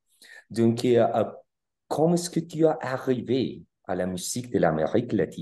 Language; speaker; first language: French; non-native, learner; Spanish